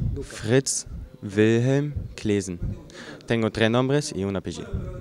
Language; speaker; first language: Spanish; non-native, learner; German